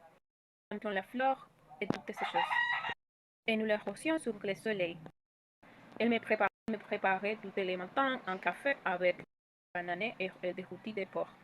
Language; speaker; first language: French; non-native, learner; Spanish